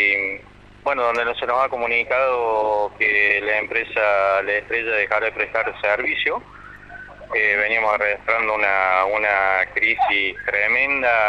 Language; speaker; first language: Spanish; native; Spanish